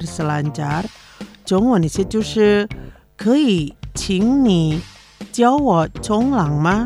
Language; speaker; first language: Chinese; non-native, fluent; Indonesian